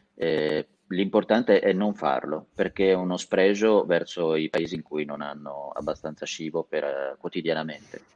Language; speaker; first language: Italian; native; Italian